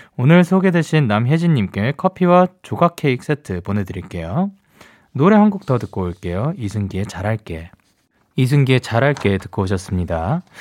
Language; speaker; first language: Korean; early bilingual, heritage; Korean